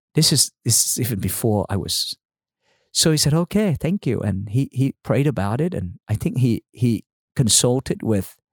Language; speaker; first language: English; non-native, fluent; Vietnamese